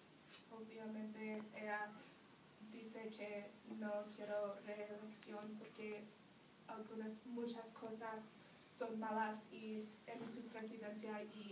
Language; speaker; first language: Spanish; non-native, learner; English